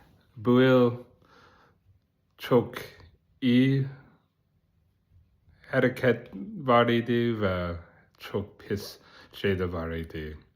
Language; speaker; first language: Turkish; non-native, learner; Azerbaijani